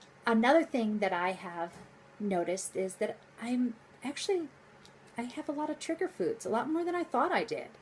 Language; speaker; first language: English; native; English